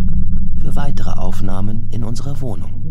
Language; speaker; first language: German; native; German